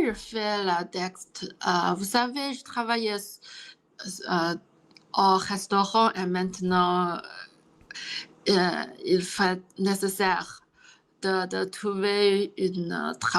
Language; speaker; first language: French; non-native, learner; Chinese